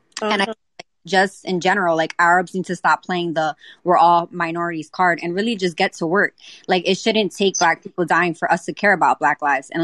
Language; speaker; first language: English; native; English